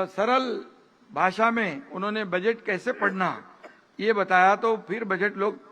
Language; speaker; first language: Hindi; non-native, local second language; Marathi